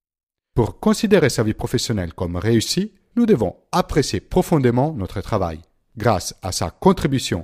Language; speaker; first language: French; non-native, fluent; Italian